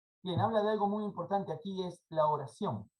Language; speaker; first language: Spanish; native; Spanish